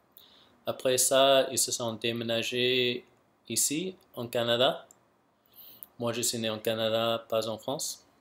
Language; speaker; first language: French; non-native, local second language; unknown